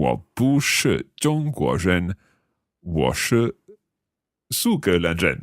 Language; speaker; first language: Chinese; non-native, learner; English